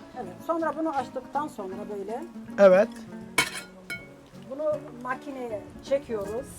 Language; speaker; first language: Turkish; non-native, local second language; Arabic